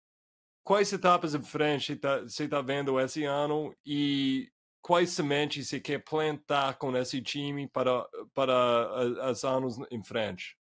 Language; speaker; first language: Portuguese; non-native, fluent; English